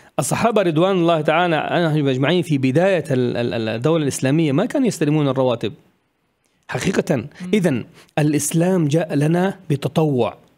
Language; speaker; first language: Arabic; non-native, fluent; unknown